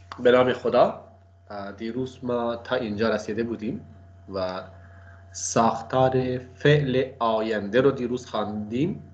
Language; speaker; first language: Persian; non-native, fluent; Urdu